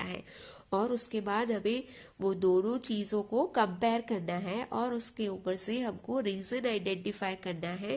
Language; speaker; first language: Hindi; non-native, local second language; Gujarati